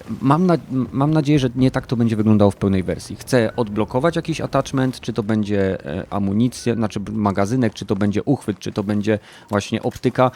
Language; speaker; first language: Polish; native; Polish